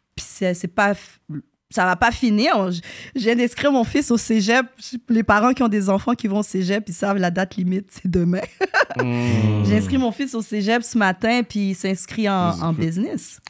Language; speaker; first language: French; native; French